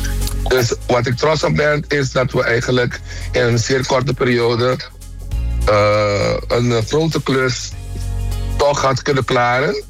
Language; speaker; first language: Dutch; non-native, local second language; Papiamento